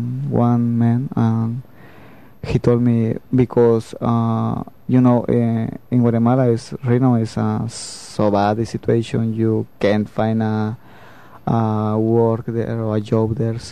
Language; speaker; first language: English; non-native, learner; Spanish